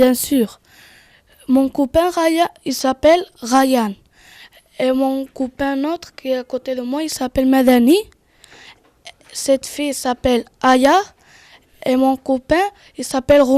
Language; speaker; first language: French; non-native, learner; Arabic